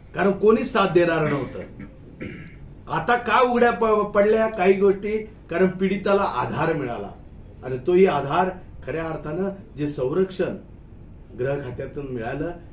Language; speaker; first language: Marathi; native; Marathi